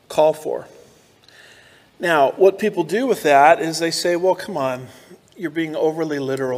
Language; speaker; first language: English; native; English